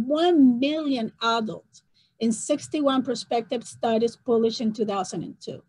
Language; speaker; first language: English; non-native, fluent; Spanish